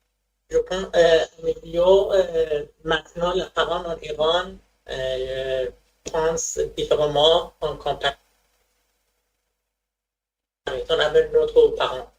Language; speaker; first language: French; non-native, learner; Persian